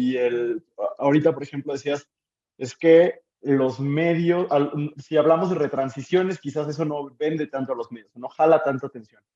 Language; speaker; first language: Spanish; native; Spanish